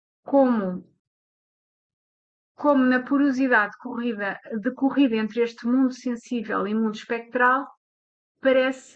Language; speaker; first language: Portuguese; native; Portuguese